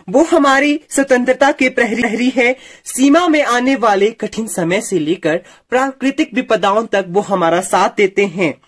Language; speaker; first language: Hindi; native; Hindi